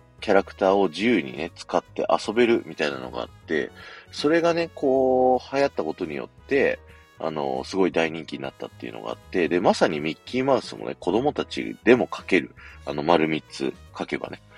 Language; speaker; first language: Japanese; native; Japanese